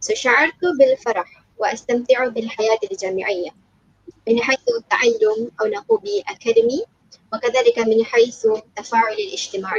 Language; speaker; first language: Arabic; non-native, fluent; Malay